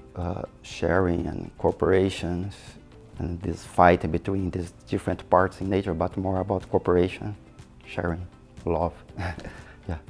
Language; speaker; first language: English; non-native, fluent; Portuguese